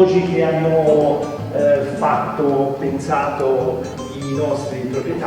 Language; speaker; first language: Italian; native; Italian